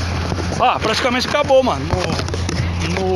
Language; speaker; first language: Portuguese; native; Portuguese